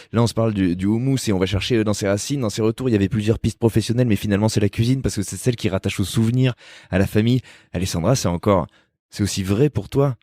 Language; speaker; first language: French; native; French